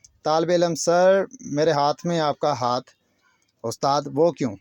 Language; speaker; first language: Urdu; non-native, local second language; Punjabi